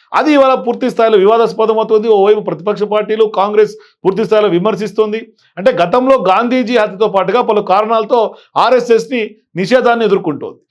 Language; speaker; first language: Telugu; native; Telugu